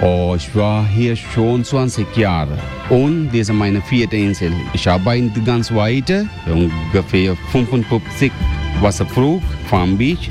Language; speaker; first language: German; non-native, learner; Sinhala